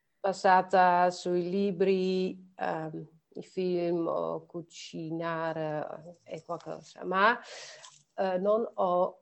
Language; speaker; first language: Italian; non-native, learner; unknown